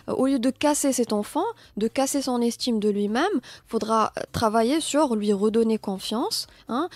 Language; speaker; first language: French; non-native, local second language; Arabic